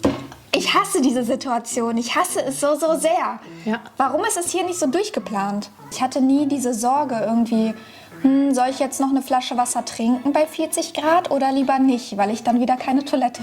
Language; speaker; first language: German; native; German